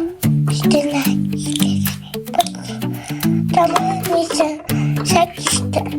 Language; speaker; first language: Japanese; native; Japanese